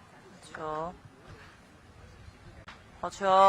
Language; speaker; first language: Chinese; native; Chinese